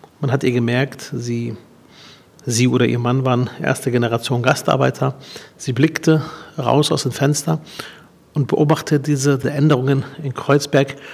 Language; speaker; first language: German; early bilingual, other home language; Arabic